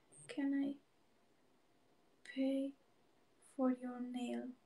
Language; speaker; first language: English; non-native, learner; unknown